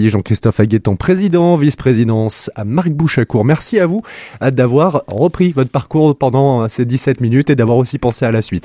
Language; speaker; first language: French; native; French